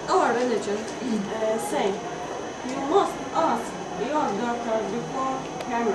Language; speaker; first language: English; non-native, learner; Arabic